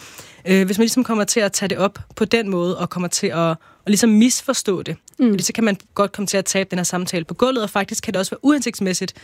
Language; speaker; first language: Danish; native; Danish